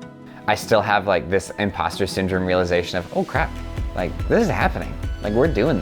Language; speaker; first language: English; native; English